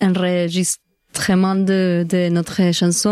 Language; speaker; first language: French; non-native, learner; Spanish